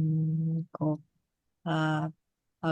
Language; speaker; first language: Korean; non-native, learner; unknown